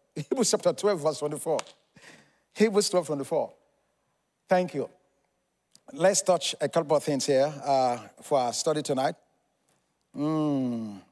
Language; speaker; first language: English; non-native, local second language; Yoruba